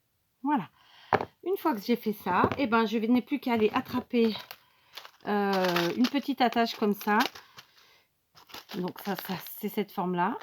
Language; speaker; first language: French; native; French